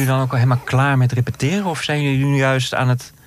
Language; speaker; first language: Dutch; native; Dutch